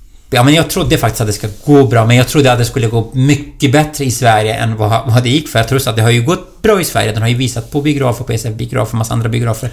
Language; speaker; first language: Swedish; non-native, fluent; Kurdish